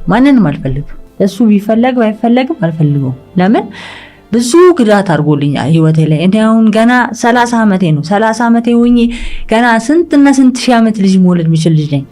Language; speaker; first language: Amharic; early bilingual, other home language; English